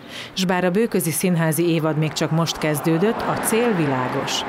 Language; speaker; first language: Hungarian; native; Hungarian